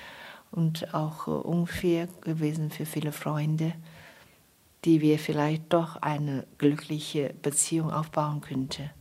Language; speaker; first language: German; non-native, fluent; Chinese